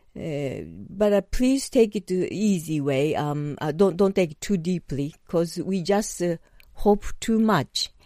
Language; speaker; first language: English; non-native, fluent; Japanese